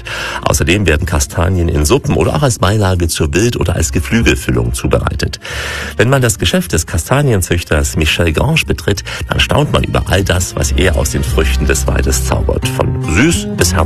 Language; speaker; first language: German; native; German